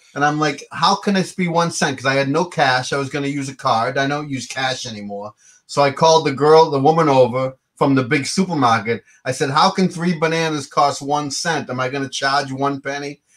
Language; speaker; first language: English; native; English